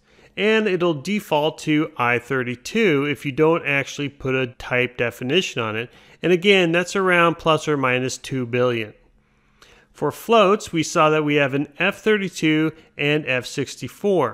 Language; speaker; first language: English; native; English